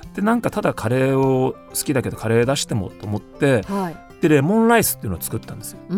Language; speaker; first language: Japanese; native; Japanese